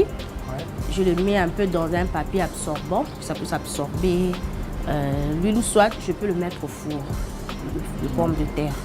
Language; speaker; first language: French; non-native, local second language; Lingala